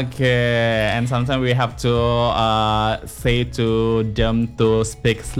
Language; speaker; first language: English; non-native, fluent; Indonesian